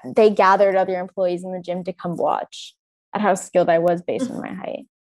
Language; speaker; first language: English; native; English